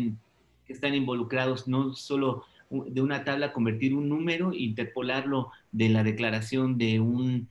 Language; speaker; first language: Spanish; native; Spanish